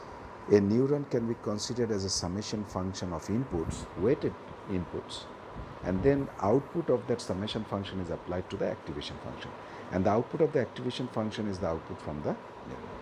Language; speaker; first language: English; non-native, local second language; Bangla